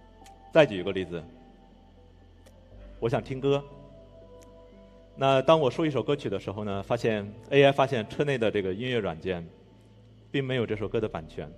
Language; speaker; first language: Chinese; native; Chinese